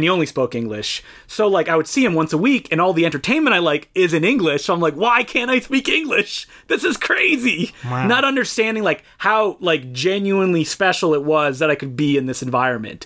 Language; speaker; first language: English; non-native, fluent; French